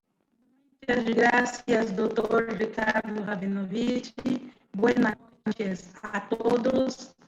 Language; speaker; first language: Spanish; non-native, fluent; Portuguese